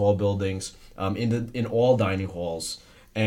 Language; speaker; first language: English; native; English